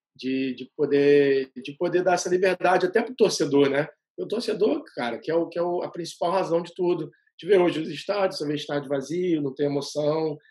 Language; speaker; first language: Portuguese; native; Portuguese